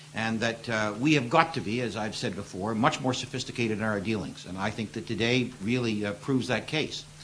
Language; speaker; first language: English; native; English